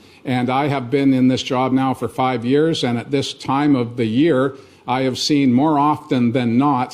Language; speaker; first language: English; native; English